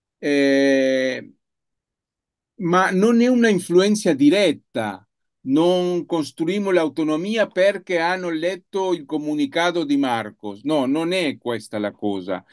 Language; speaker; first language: Italian; non-native, learner; Spanish